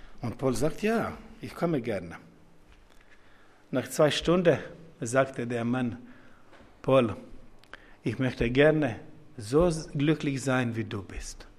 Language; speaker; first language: German; non-native, fluent; Serbian